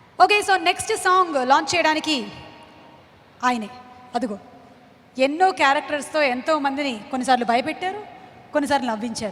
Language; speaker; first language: Telugu; native; Telugu